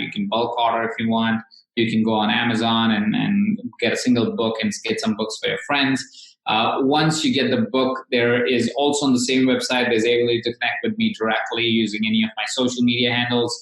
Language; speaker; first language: English; non-native, local second language; Hindi